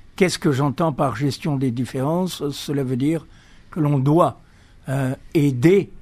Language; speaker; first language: French; native; French